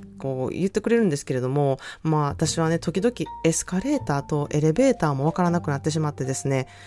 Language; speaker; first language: Japanese; native; Japanese